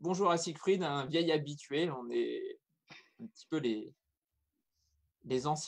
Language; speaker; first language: French; native; French